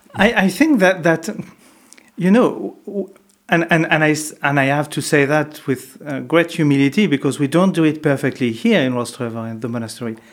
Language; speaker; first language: English; non-native, fluent; French